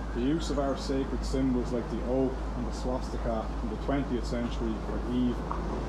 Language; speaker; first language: English; native; English